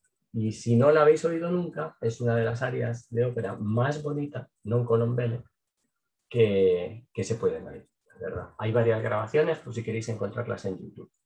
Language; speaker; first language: Spanish; native; Spanish